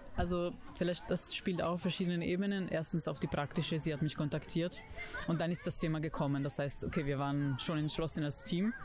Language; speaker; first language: German; non-native, fluent; Italian